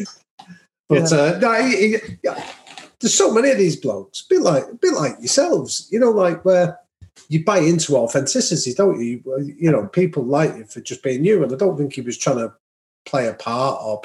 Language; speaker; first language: English; native; English